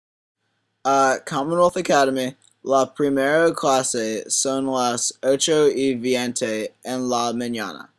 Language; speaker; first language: Spanish; non-native, learner; English